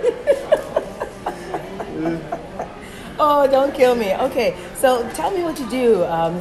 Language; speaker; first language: English; native; English